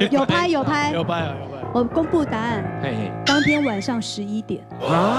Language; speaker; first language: Chinese; native; Chinese